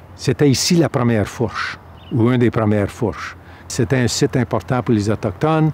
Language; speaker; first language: French; native; French